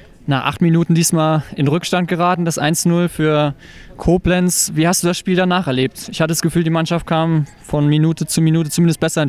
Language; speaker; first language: German; native; German